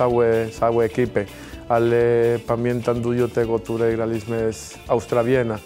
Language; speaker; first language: Polish; non-native, fluent; Spanish